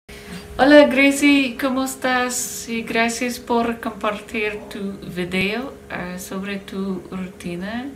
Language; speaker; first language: Spanish; non-native, learner; English